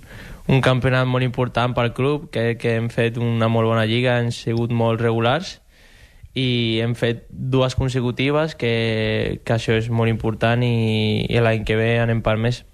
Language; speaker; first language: Catalan; non-native, local second language; Spanish